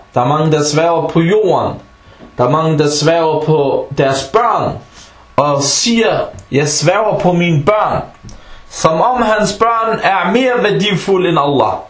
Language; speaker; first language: Danish; non-native, fluent; Arabic